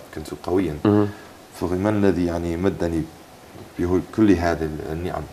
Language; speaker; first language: Arabic; non-native, fluent; English